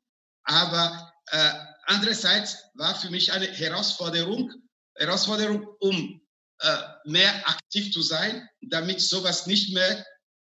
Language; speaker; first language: German; non-native, fluent; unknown